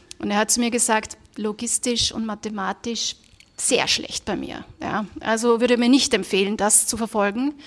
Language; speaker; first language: German; early bilingual, other home language; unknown